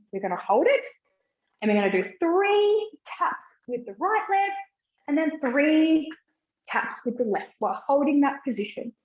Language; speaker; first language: English; native; English